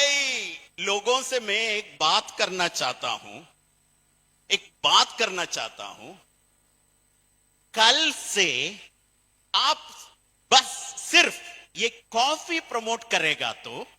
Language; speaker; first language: Hindi; non-native, local second language; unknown